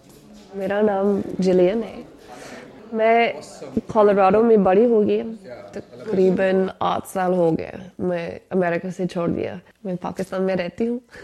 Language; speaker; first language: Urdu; non-native, learner; English